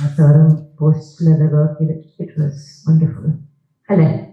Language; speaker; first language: English; non-native, local second language; Malayalam